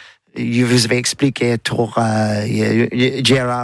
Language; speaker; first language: French; non-native, learner; English